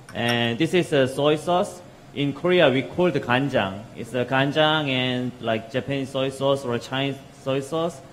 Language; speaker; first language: English; non-native, learner; Korean